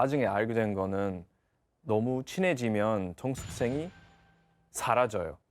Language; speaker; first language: Korean; non-native, fluent; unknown